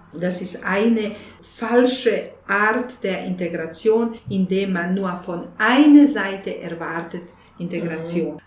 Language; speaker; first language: German; non-native, fluent; Bosnian